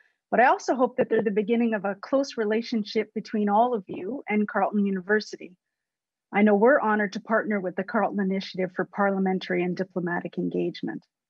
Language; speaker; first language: English; native; English